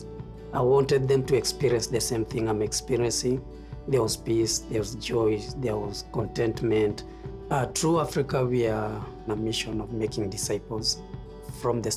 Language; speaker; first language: English; non-native, local second language; Swahili